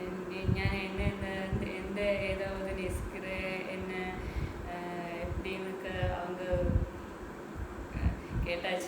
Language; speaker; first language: Tamil; non-native, learner; Malayalam